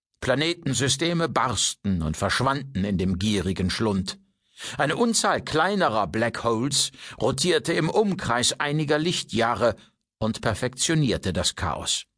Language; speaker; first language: German; native; German